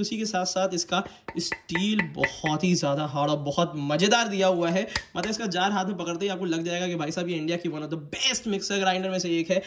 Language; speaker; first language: Hindi; native; Hindi